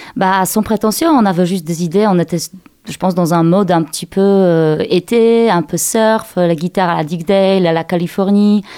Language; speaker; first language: French; non-native, fluent; Polish